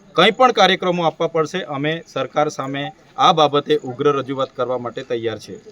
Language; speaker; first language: Gujarati; non-native, local second language; Bhili